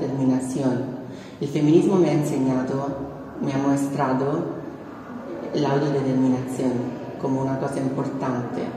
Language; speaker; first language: Spanish; non-native, fluent; Italian